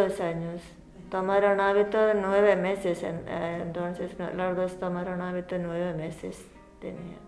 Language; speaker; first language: Spanish; non-native, learner; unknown